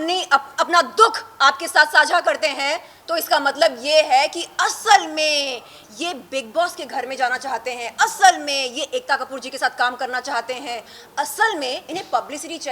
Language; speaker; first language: Hindi; native; Hindi